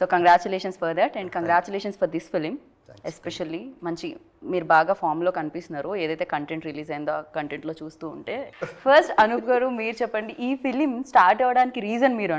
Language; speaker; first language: Telugu; native; Telugu